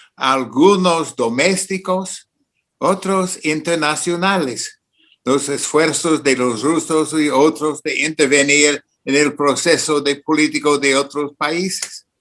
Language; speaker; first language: Spanish; non-native, fluent; English